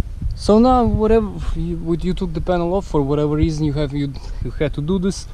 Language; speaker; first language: English; non-native, fluent; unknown